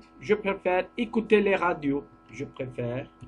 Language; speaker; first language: French; non-native, fluent; Turkish